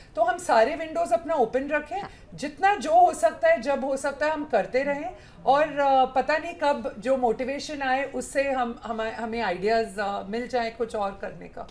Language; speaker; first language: Hindi; non-native, local second language; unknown